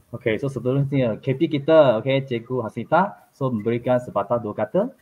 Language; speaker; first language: Malay; non-native, local second language; Chinese